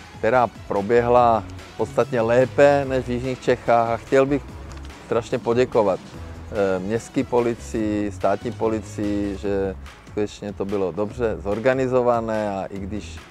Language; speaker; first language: Czech; non-native, local second language; Slovak